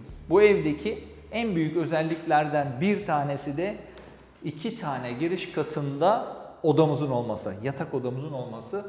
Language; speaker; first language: Turkish; native; Turkish